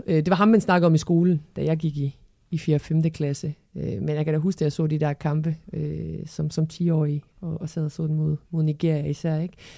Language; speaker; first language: Danish; early bilingual, other home language; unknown